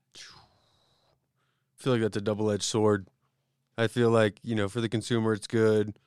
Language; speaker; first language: English; native; English